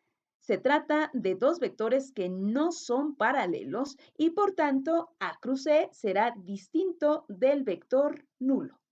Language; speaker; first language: Spanish; native; Spanish